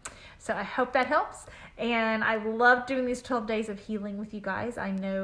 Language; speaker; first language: English; native; English